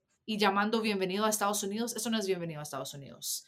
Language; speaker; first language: Spanish; early bilingual, heritage; Spanish